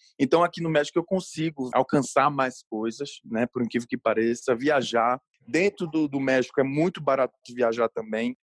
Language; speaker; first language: Portuguese; native; Portuguese